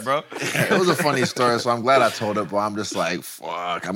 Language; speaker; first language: English; non-native, local second language; Yoruba